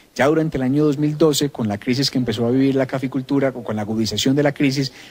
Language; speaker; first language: Spanish; native; Spanish